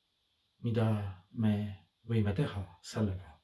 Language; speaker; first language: Estonian; non-native, fluent; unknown